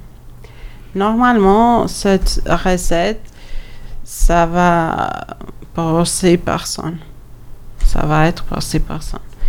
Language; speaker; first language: French; non-native, learner; Albanian